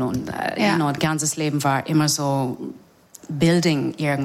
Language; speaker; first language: German; non-native, fluent; English